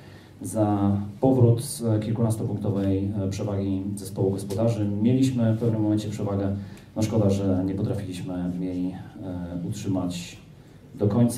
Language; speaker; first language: Polish; native; Polish